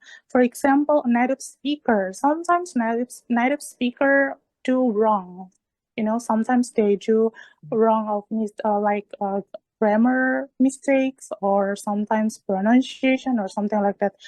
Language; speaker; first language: English; non-native, learner; Indonesian